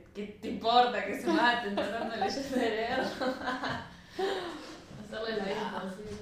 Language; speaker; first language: Welsh; non-native, learner; Spanish